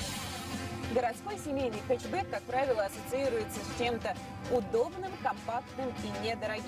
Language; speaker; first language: Russian; native; Russian